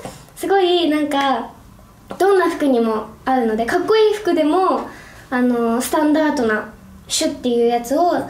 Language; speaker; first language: Japanese; native; Japanese